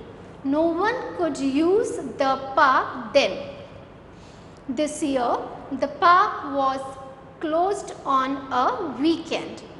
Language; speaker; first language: English; non-native, local second language; Hindi